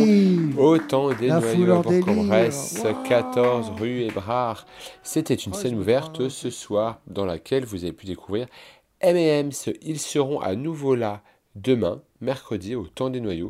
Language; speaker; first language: French; native; French